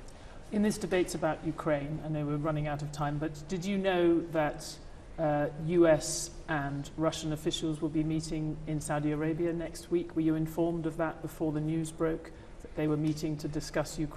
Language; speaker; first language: English; native; English